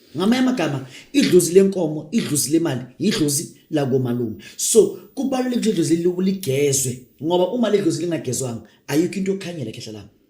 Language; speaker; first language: Zulu; non-native, local second language; Northern Sotho